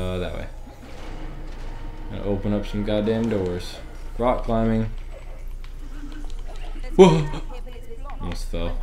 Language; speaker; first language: English; native; English